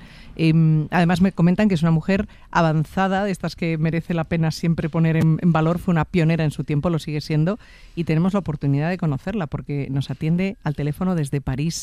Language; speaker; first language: Spanish; native; Spanish